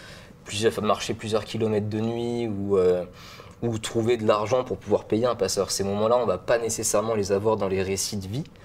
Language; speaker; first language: French; native; French